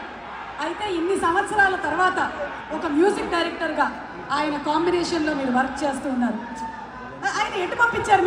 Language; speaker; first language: Telugu; native; Telugu